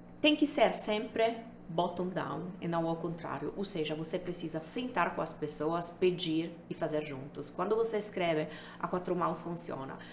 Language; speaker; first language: Portuguese; non-native, fluent; Italian